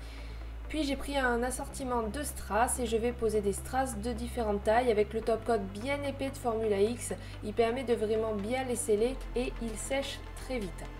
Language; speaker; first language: French; native; French